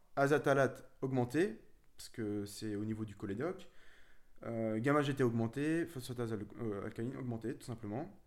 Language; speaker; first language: French; early bilingual, other home language; Arabic